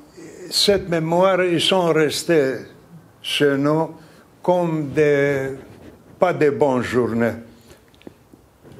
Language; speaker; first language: French; non-native, fluent; Greek